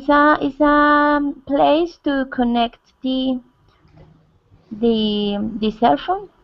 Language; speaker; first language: English; non-native, learner; Spanish